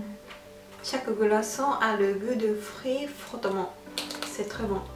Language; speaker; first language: French; non-native, fluent; Japanese